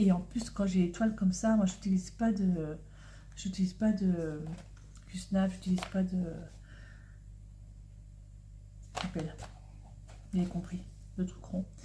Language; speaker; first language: French; native; French